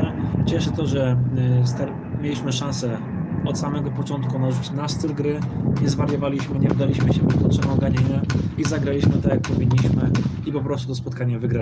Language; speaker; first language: Polish; native; Polish